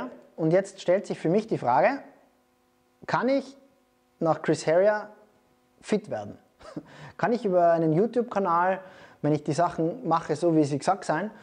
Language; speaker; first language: German; native; German